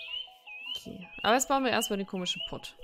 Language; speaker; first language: German; native; German